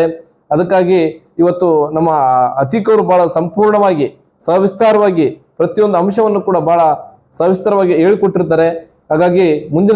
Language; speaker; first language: Kannada; native; Kannada